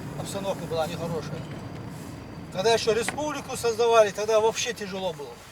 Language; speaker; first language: Russian; non-native, local second language; Ingush